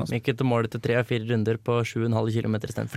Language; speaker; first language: Norwegian; native; Norwegian